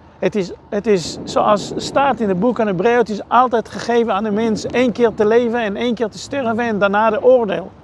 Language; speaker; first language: Dutch; non-native, fluent; Hebrew